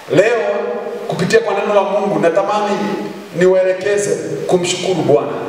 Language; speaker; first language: Swahili; non-native, local second language; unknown